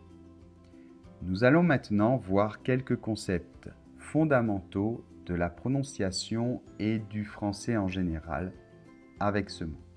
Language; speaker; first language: French; native; French